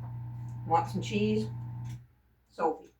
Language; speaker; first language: English; native; English